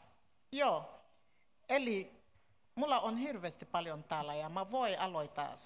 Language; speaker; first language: Finnish; non-native, learner; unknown